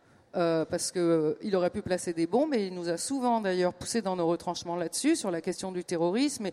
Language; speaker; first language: French; native; French